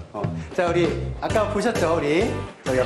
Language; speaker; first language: Korean; native; Korean